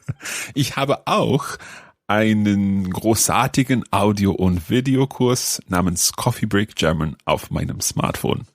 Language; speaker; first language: German; non-native, learner; English